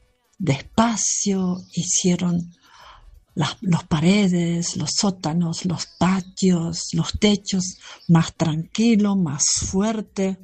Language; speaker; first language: Spanish; non-native, fluent; German